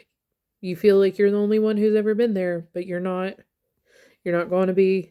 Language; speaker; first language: English; native; English